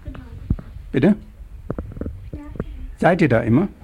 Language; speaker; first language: German; native; German